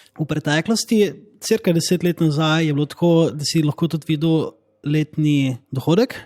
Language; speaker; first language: Slovenian; native; Slovenian